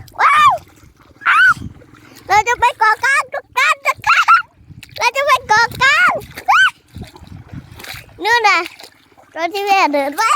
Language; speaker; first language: Thai; native; Thai